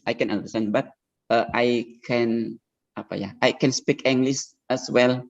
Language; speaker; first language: English; non-native, learner; Indonesian